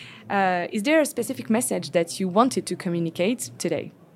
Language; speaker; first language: English; non-native, fluent; French